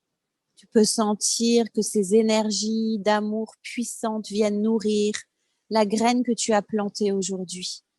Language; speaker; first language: French; native; French